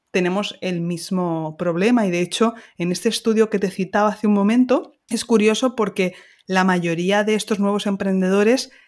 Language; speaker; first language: Spanish; native; Spanish